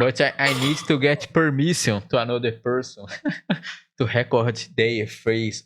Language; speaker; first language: English; non-native, learner; Portuguese